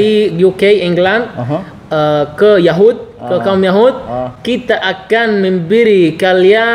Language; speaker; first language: Indonesian; non-native, learner; Arabic